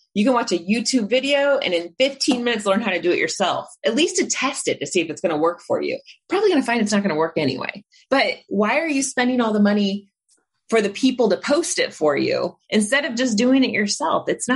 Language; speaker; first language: English; native; English